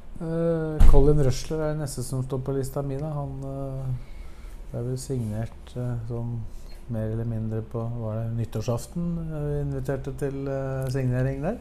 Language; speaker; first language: Norwegian; native; Norwegian